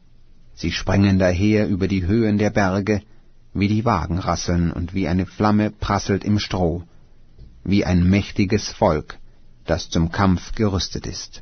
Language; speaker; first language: German; native; German